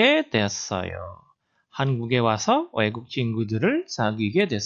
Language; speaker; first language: Korean; non-native, fluent; Indonesian